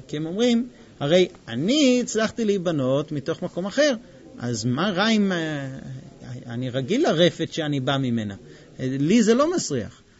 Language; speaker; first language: Hebrew; non-native, fluent; English